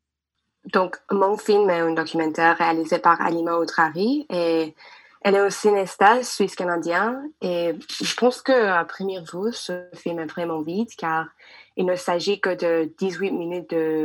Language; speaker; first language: French; non-native, learner; English